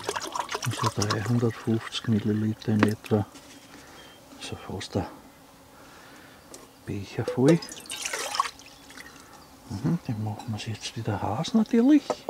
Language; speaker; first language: German; native; German